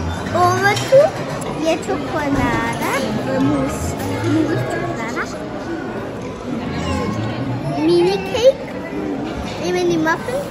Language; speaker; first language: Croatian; early bilingual, heritage; Croatian